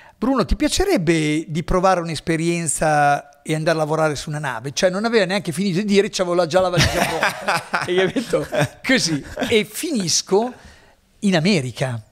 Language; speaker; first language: Italian; native; Italian